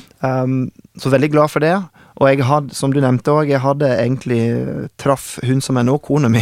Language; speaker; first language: Norwegian; non-native, fluent; English